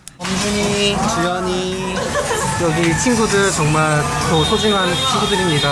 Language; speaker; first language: Korean; native; Korean